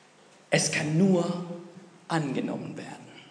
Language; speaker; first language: German; non-native, fluent; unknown